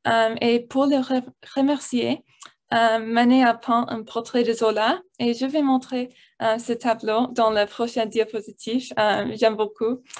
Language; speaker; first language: French; non-native, learner; English